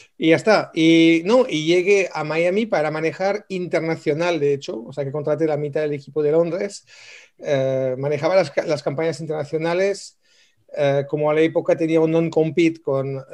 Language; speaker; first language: Spanish; non-native, fluent; French